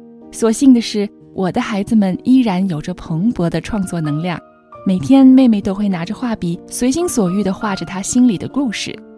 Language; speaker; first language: Chinese; native; Chinese